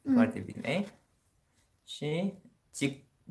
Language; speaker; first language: Romanian; non-native, learner; Korean